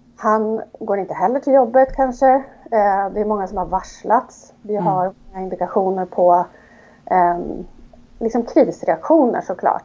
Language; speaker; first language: Swedish; native; Swedish